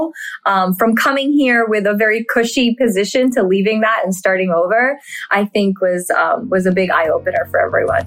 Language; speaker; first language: English; early bilingual, other home language; Hindi